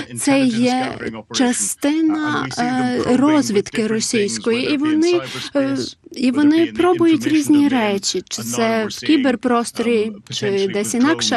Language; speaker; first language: Ukrainian; non-native, fluent; English